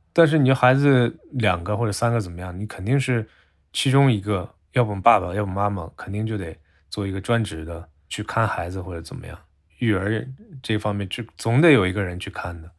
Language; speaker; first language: Chinese; non-native, fluent; Japanese